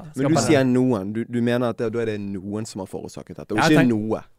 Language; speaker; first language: Norwegian; native; Norwegian